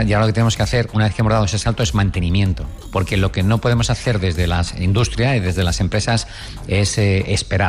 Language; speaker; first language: Spanish; native; Spanish